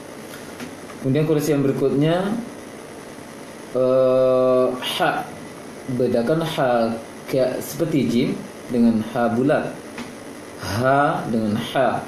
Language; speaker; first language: Indonesian; native; Indonesian